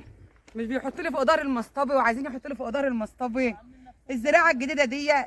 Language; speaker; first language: Arabic; native; Arabic